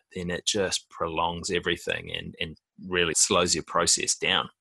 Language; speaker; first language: English; native; English